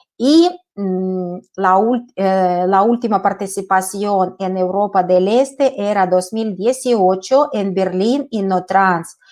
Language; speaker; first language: Spanish; non-native, fluent; Russian